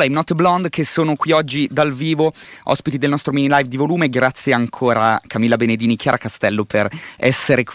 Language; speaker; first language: Italian; native; Italian